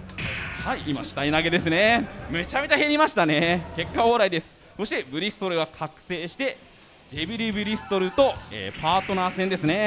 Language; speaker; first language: Japanese; native; Japanese